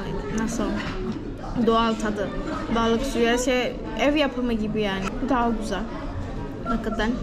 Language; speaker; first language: Turkish; non-native, learner; Indonesian